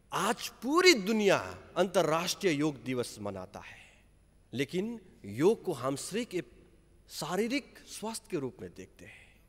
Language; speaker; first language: Hindi; non-native, local second language; Nepali